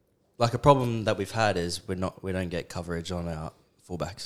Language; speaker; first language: English; native; English